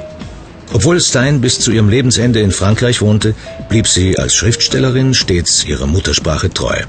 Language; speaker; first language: German; native; German